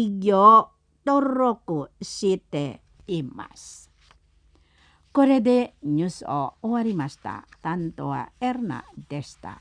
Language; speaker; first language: Japanese; non-native, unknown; Indonesian